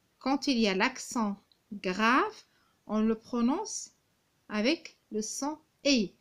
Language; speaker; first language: French; non-native, local second language; Arabic